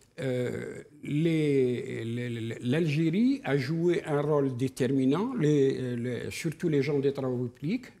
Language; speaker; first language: French; non-native, local second language; Arabic